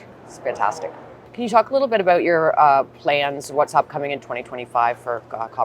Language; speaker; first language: English; native; English